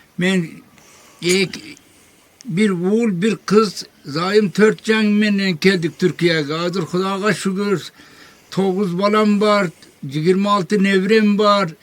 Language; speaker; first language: Turkish; non-native, learner; Kyrgyz